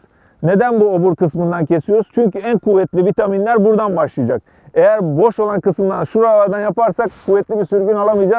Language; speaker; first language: Turkish; native; Turkish